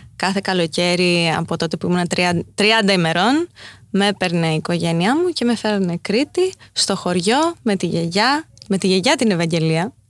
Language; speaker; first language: Greek; early bilingual, heritage; Greek